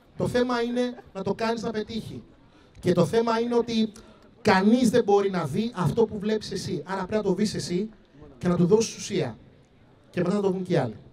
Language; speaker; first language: Greek; early bilingual, other home language; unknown